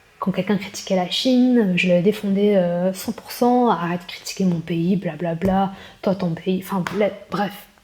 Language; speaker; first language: French; early bilingual, other home language; Chinese